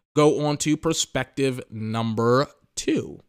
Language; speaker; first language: English; native; English